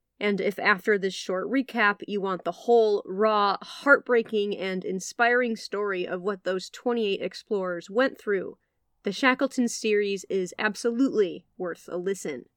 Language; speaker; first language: English; native; English